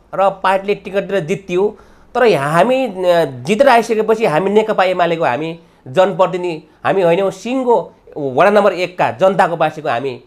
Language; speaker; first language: Nepali; native; Nepali